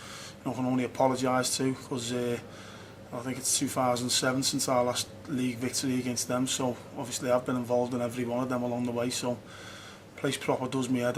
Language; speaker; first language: English; native; English